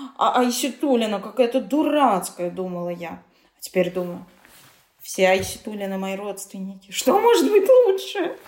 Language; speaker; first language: Russian; non-native, local second language; Tatar